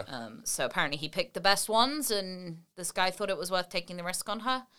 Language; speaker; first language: English; native; English